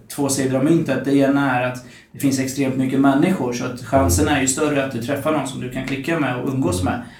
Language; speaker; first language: Swedish; native; Swedish